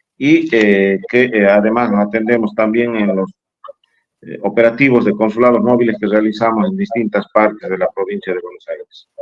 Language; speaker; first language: Spanish; native; Spanish